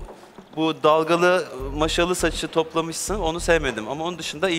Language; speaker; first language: Turkish; native; Turkish